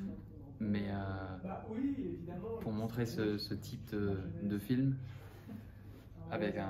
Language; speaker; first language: French; non-native, fluent; English